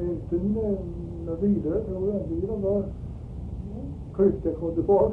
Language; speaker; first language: Swedish; early bilingual, heritage; Swedish